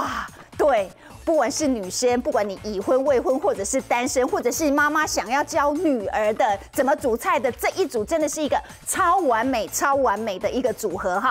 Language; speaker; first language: Chinese; native; Chinese